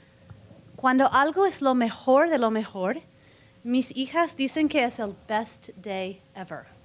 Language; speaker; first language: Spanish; non-native, fluent; English